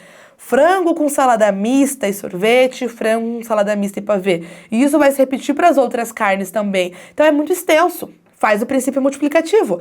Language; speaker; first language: Portuguese; native; Portuguese